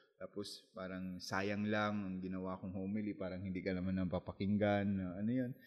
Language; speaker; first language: Filipino; non-native, local second language; Masbatenyo